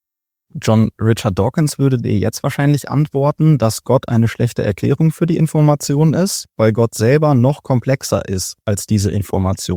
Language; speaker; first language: German; native; German